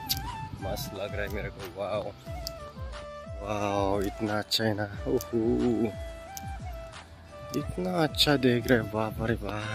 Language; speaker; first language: Hindi; non-native, local second language; Bodo